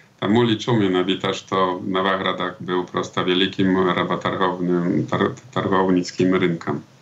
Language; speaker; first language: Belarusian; early bilingual, heritage; Belarusian